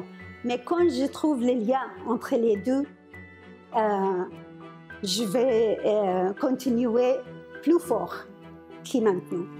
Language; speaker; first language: French; non-native, learner; Arabic